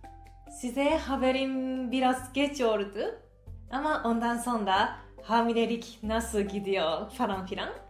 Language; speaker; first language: Turkish; non-native, fluent; Japanese